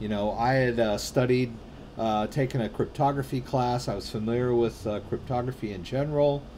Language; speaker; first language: English; native; English